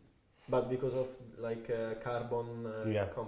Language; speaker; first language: English; non-native, fluent; Italian